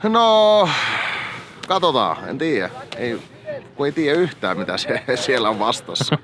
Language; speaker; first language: Finnish; native; Finnish